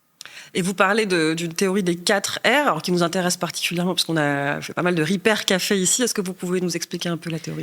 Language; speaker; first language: French; native; French